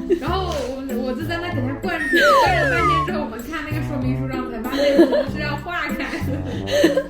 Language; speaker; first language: Chinese; native; Chinese